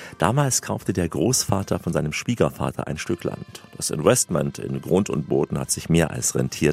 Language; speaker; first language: German; native; German